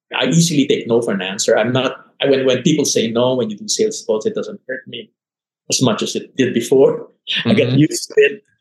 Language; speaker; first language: English; non-native, local second language; Filipino